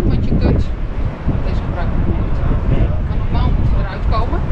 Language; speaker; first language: Dutch; native; Dutch